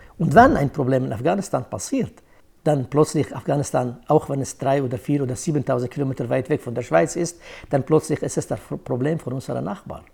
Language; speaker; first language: German; non-native, fluent; Kurdish